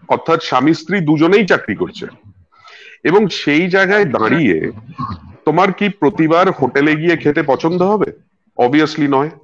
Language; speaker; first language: Bangla; native; Bangla